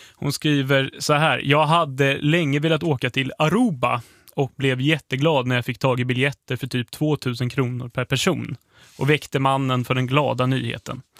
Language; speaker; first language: Swedish; native; Swedish